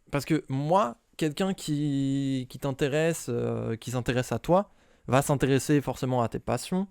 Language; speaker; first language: French; native; French